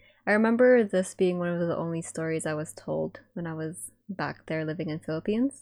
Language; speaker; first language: English; non-native, local second language; Iloko